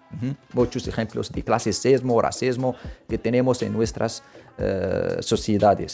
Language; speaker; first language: Spanish; non-native, fluent; Arabic